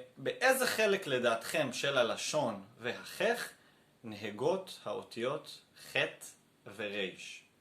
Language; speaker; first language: Hebrew; native; Hebrew